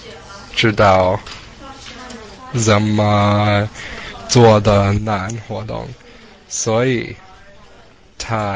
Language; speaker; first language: Chinese; non-native, learner; English